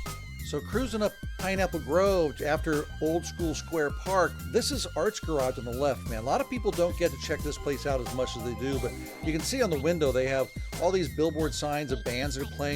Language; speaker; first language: English; native; English